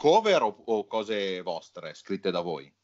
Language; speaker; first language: Italian; native; Italian